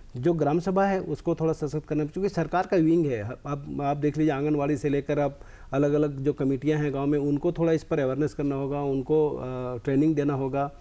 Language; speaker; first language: Hindi; native; Hindi